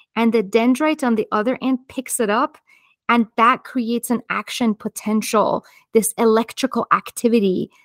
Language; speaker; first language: English; non-native, fluent; Persian